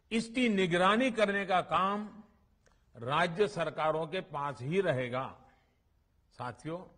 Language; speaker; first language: Hindi; non-native, local second language; Gujarati